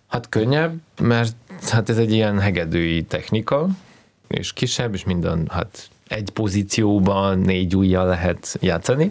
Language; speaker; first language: Hungarian; non-native, fluent; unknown